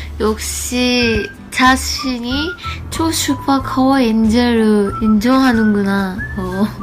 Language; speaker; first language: Korean; non-native, learner; Japanese